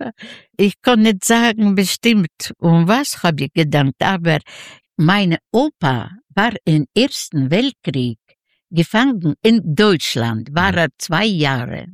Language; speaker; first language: German; non-native, learner; Yiddish